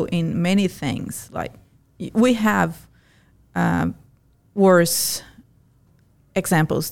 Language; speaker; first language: English; non-native, fluent; Portuguese